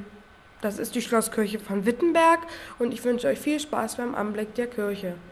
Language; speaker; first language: German; native; German